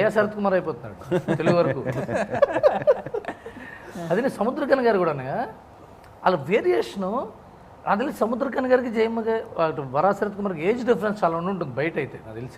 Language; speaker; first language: Telugu; native; Telugu